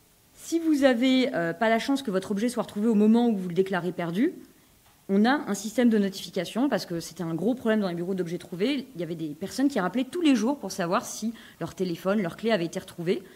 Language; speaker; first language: French; native; French